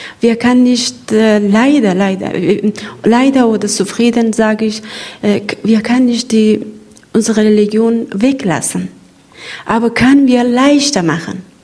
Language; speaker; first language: German; non-native, learner; Persian